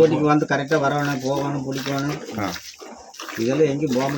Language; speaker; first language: Tamil; native; Tamil